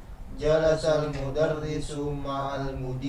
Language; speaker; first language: Arabic; non-native, learner; Indonesian